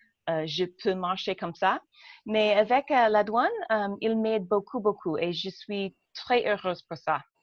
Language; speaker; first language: French; non-native, learner; English